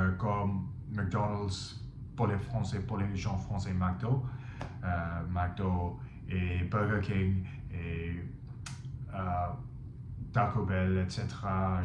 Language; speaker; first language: French; non-native, fluent; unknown